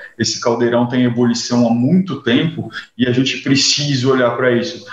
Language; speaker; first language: Portuguese; native; Portuguese